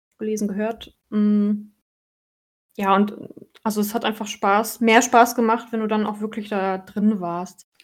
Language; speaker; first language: German; native; German